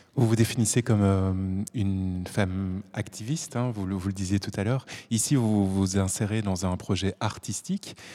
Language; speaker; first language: French; native; French